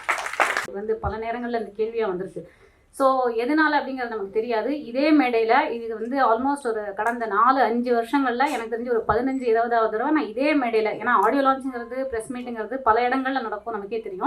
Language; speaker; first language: Tamil; native; Tamil